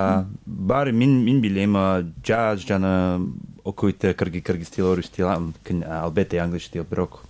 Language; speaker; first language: Kyrgyz; non-native, learner; English